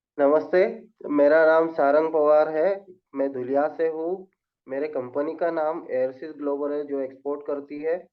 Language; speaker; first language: Hindi; non-native, local second language; Marathi